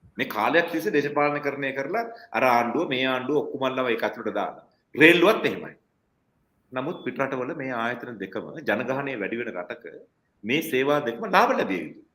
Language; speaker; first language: Sinhala; non-native, local second language; Tamil